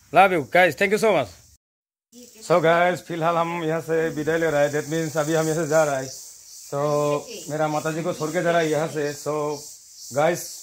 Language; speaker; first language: Hindi; non-native, local second language; Assamese